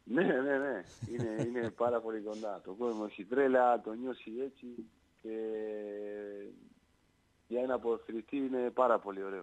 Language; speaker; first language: Greek; non-native, learner; Spanish